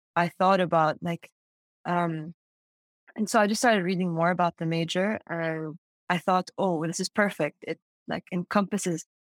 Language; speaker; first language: English; non-native, fluent; Arabic